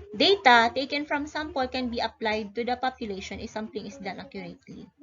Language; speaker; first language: English; non-native, local second language; Filipino